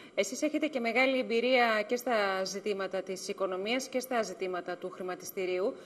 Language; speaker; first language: Greek; native; Greek